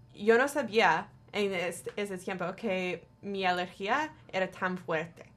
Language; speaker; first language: Spanish; non-native, learner; English